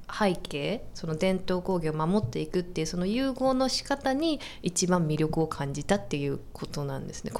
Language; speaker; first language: Japanese; native; Japanese